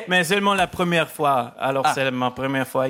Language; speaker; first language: French; non-native, local second language; German